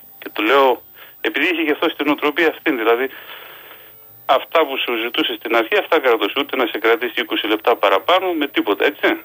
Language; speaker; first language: Greek; native; Greek